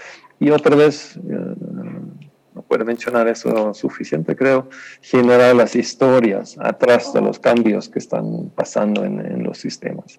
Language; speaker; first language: Spanish; non-native, fluent; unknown